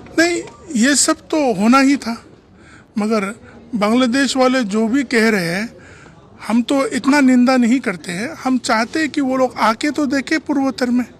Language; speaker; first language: Hindi; non-native, local second language; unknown